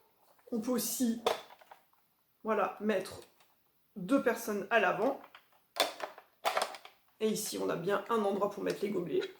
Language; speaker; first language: French; native; French